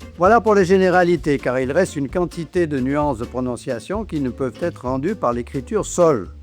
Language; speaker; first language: French; native; French